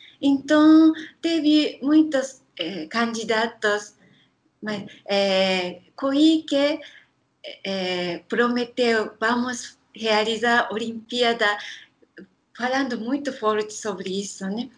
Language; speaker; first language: Portuguese; non-native, learner; Japanese